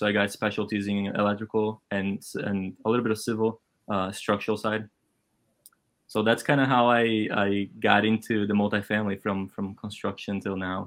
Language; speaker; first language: English; non-native, fluent; Portuguese